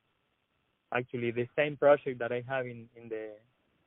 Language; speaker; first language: English; non-native, learner; Spanish